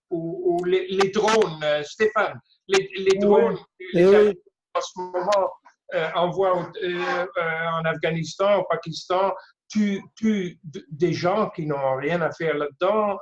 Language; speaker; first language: French; non-native, fluent; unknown